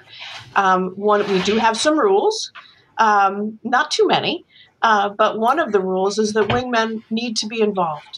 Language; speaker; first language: English; native; English